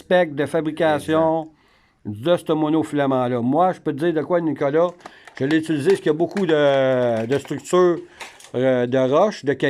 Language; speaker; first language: French; native; French